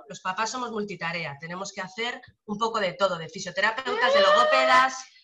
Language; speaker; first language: Spanish; native; Spanish